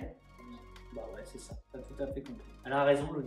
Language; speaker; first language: French; native; French